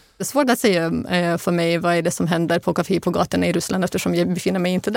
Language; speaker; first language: Swedish; non-native, fluent; Russian